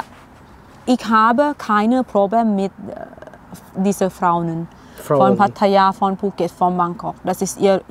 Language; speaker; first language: German; non-native, learner; Thai